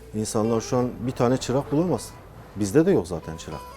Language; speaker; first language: Turkish; native; Turkish